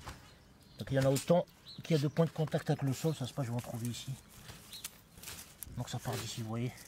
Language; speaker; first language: French; native; French